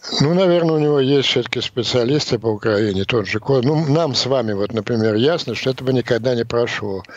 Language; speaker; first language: Russian; native; Russian